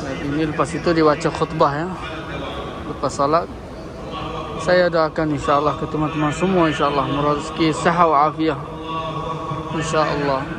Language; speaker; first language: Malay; early bilingual, heritage; Malay